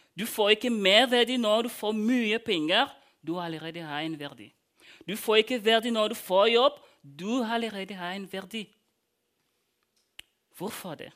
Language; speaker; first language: Norwegian; non-native, fluent; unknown